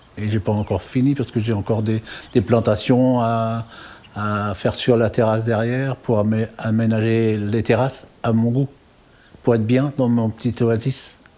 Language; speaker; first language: French; native; French